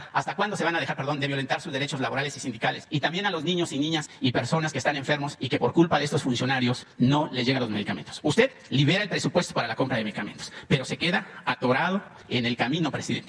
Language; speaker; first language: Spanish; native; Spanish